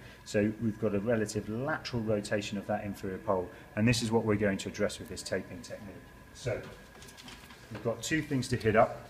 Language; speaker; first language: English; native; English